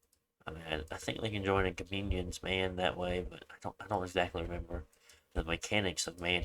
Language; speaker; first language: English; native; English